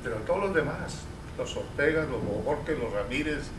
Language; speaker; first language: Spanish; early bilingual, heritage; Spanish